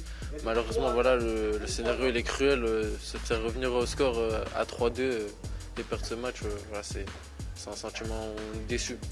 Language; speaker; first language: French; native; French